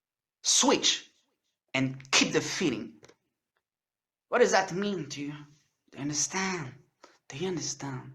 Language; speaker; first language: English; non-native, learner; French